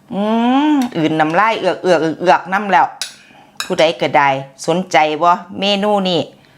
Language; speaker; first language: Thai; native; Thai